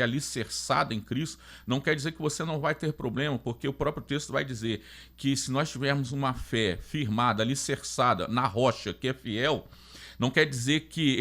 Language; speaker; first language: Portuguese; native; Portuguese